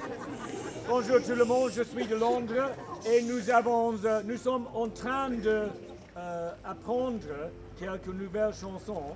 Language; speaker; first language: French; non-native, learner; English